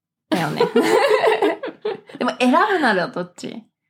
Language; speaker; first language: Japanese; early bilingual, heritage; Japanese